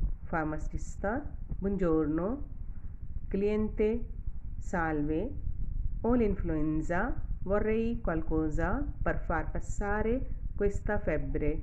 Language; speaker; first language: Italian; non-native, fluent; Urdu